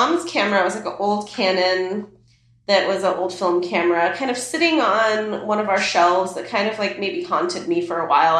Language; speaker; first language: English; early bilingual, other home language; Persian